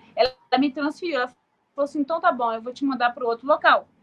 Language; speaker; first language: Portuguese; native; Portuguese